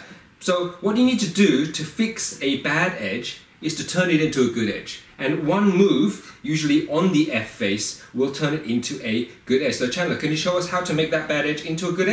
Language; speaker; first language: English; native; English